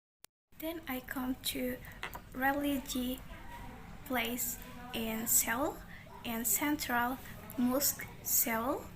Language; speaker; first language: English; non-native, learner; Indonesian